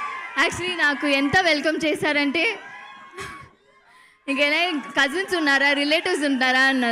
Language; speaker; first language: Telugu; non-native, local second language; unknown